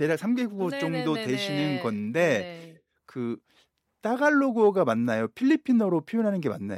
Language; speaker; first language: Korean; native; Korean